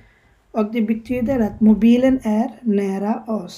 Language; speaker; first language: Swedish; non-native, learner; Bangla